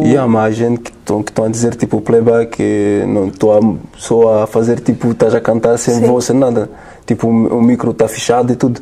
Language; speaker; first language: Portuguese; non-native, learner; French